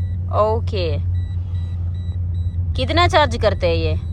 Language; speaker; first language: Hindi; non-native, local second language; Telugu